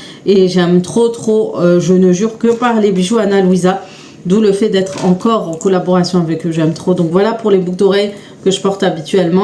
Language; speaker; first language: French; native; French